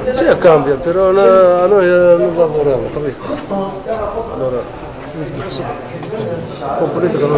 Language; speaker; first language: Italian; non-native, learner; Arabic